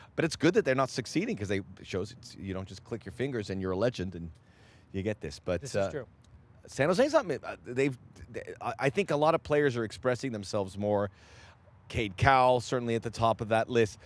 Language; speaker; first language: English; native; English